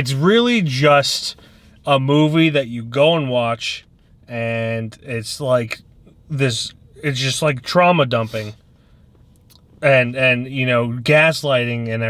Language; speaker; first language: English; native; English